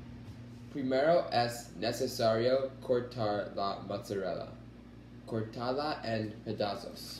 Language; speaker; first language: Spanish; non-native, learner; English